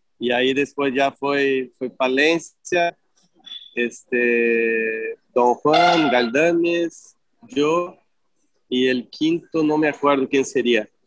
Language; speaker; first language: Spanish; non-native, fluent; Portuguese